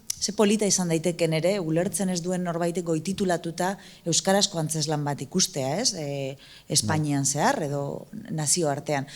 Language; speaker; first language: Basque; native; Basque